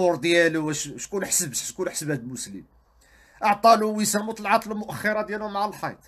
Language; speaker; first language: Arabic; non-native, local second language; Riffian